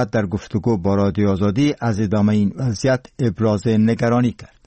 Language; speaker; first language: Persian; native; Persian